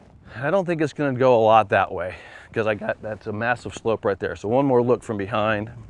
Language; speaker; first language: English; native; English